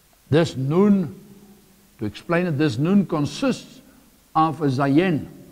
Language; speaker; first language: English; non-native, local second language; Afrikaans